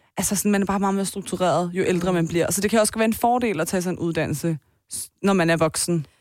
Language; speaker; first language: Danish; early bilingual, other home language; Persian